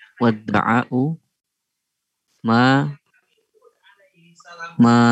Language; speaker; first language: Arabic; non-native, learner; Indonesian